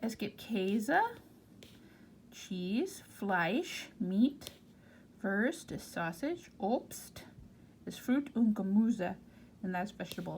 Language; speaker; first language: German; non-native, fluent; English